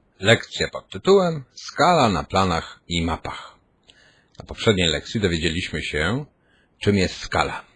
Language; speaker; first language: Polish; native; Polish